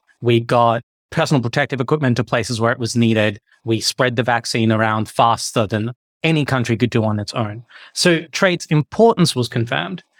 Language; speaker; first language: English; native; English